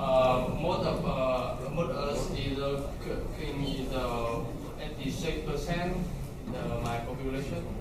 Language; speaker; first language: English; non-native, learner; Vietnamese